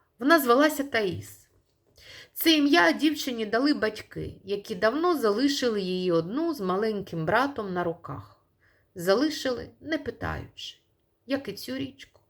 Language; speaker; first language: Ukrainian; non-native, local second language; Russian